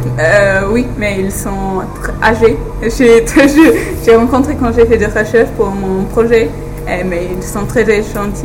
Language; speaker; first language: French; non-native, learner; English